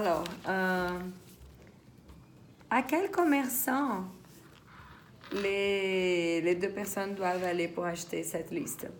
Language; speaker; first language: French; non-native, fluent; Portuguese